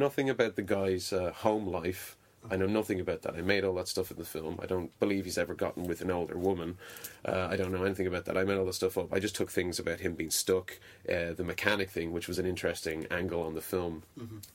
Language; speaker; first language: English; native; English